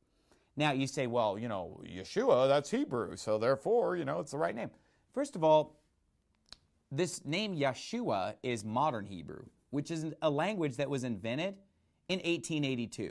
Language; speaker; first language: English; native; English